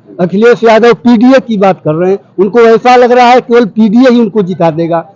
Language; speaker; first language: Hindi; native; Hindi